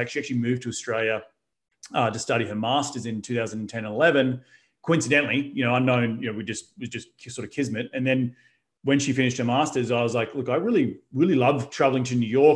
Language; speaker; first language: English; native; English